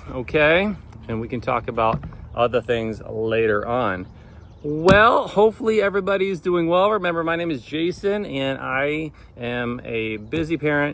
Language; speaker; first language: English; native; English